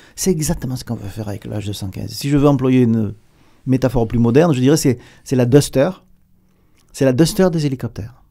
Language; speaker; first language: French; native; French